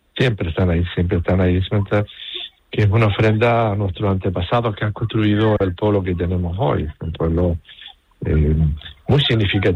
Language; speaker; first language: Spanish; native; Spanish